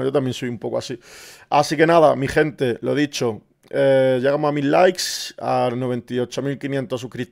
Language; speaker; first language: Spanish; native; Spanish